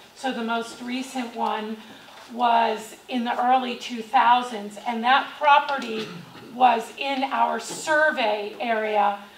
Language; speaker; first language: English; native; English